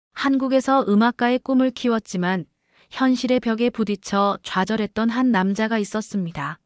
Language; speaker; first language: Korean; native; Korean